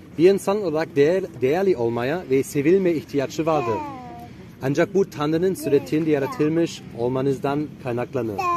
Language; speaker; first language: Turkish; non-native, fluent; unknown